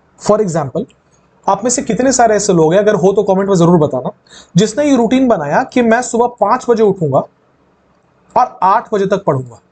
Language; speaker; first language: Hindi; native; Hindi